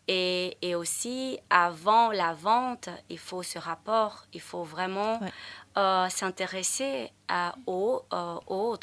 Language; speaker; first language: French; non-native, fluent; Portuguese